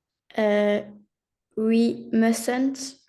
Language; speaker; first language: English; non-native, learner; French